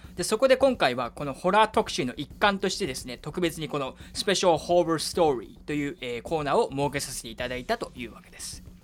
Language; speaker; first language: Japanese; native; Japanese